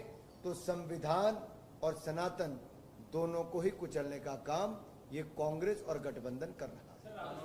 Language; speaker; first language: Hindi; native; Hindi